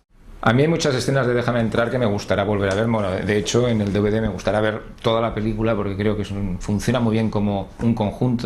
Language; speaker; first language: Spanish; native; Spanish